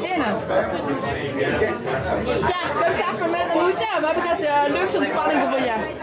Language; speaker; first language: Dutch; native; Dutch